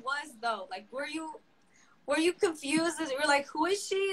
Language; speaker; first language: English; early bilingual, other home language; Spanish